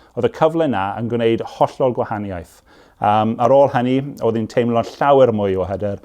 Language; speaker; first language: Welsh; non-native, local second language; English